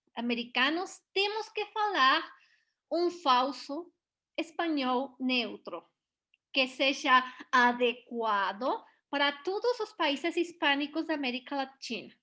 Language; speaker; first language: Portuguese; non-native, learner; Spanish